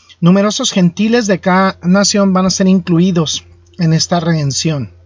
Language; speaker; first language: Spanish; native; Spanish